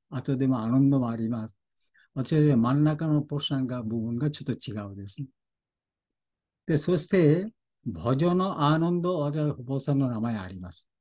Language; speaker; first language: Japanese; non-native, fluent; Bangla